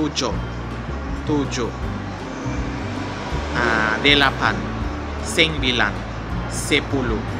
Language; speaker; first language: Indonesian; non-native, learner; Portuguese